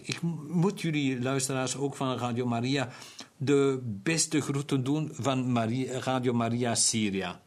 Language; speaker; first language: Dutch; non-native, local second language; German